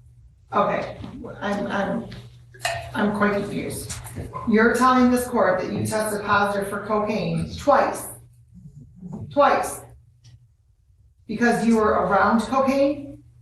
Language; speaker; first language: English; native; English